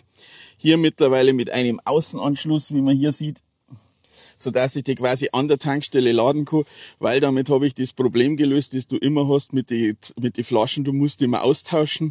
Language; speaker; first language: German; native; German